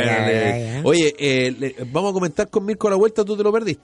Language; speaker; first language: Spanish; native; Spanish